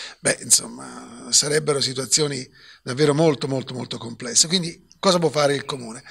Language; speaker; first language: Italian; native; Italian